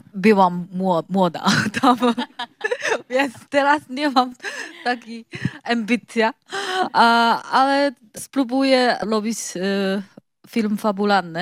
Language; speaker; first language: Polish; non-native, learner; Chinese